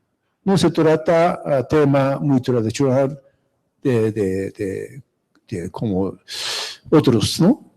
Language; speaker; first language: Spanish; non-native, fluent; Japanese